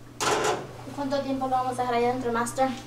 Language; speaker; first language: Spanish; early bilingual, heritage; Spanish